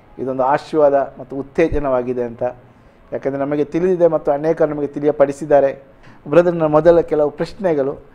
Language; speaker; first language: Kannada; native; Kannada